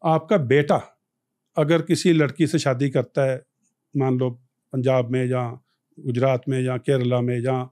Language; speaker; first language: Hindi; non-native, local second language; Punjabi